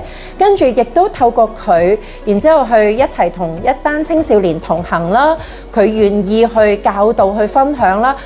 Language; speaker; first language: Cantonese; native; Cantonese